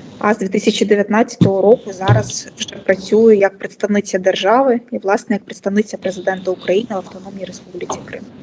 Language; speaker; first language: Ukrainian; non-native, local second language; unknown